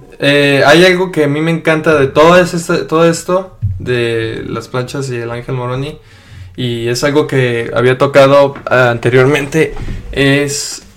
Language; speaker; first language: Spanish; early bilingual, heritage; Spanish